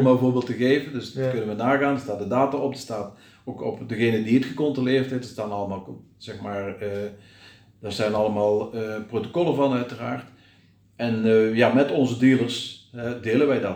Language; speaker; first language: Dutch; native; Dutch